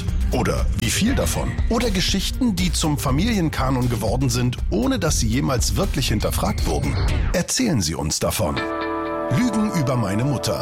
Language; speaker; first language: German; native; German